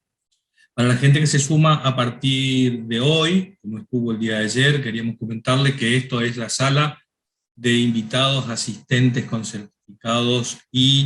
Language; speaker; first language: Spanish; native; Spanish